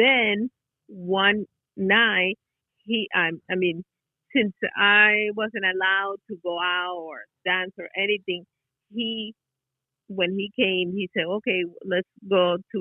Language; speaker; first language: English; non-native, fluent; Spanish